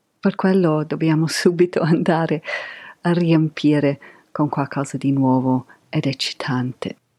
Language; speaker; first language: Italian; non-native, fluent; English